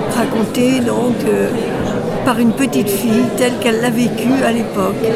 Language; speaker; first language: French; native; French